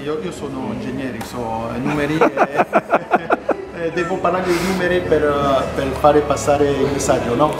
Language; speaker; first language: Italian; non-native, fluent; French